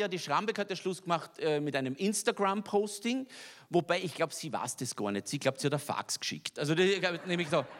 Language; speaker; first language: German; native; German